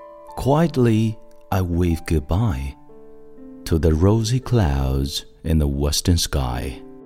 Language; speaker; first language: English; non-native, fluent; Chinese